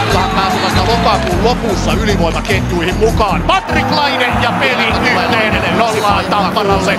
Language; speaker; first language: Finnish; native; Finnish